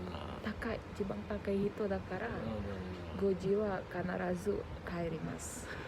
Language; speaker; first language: Japanese; non-native, learner; Indonesian